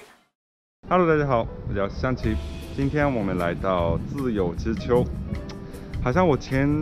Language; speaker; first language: Chinese; non-native, fluent; Japanese